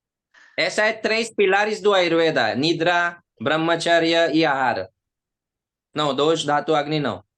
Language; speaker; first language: Portuguese; non-native, learner; Hindi